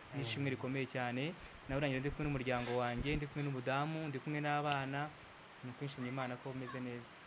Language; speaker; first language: Kinyarwanda; native; Kinyarwanda